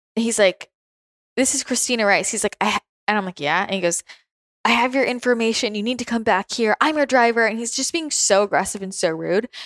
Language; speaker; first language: English; native; English